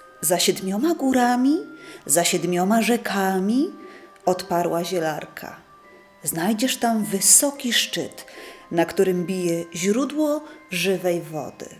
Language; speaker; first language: Polish; native; Polish